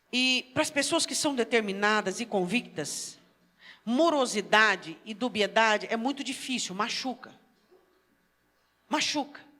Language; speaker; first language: Portuguese; native; Portuguese